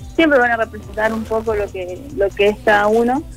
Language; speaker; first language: Spanish; native; Spanish